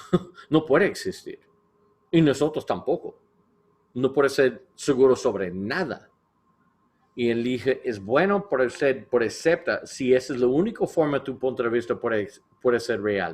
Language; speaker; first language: Spanish; non-native, learner; English